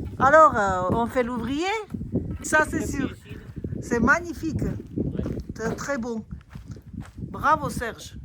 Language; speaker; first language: French; non-native, learner; Armenian